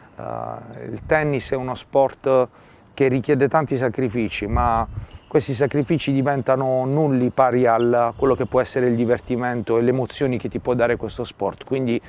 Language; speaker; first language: Italian; native; Italian